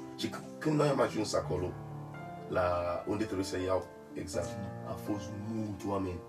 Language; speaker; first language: Romanian; non-native, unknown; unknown